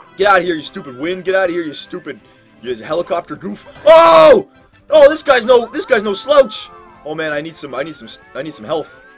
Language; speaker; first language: English; native; English